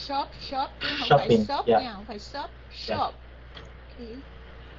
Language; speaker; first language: English; non-native, fluent; Vietnamese